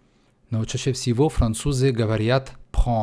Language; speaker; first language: Russian; non-native, fluent; French